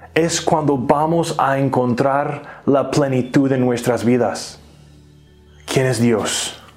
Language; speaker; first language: Spanish; native; Spanish